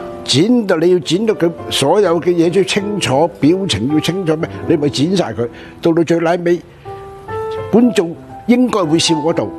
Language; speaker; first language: Cantonese; native; Cantonese